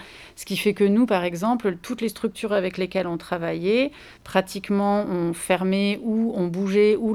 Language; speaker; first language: French; native; French